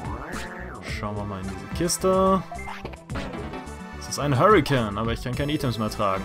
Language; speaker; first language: German; native; German